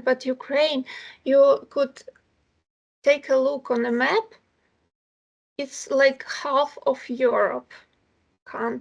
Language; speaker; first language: English; non-native, fluent; Ukrainian